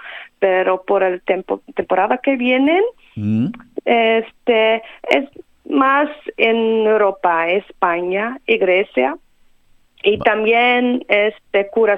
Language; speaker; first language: Spanish; non-native, fluent; Dutch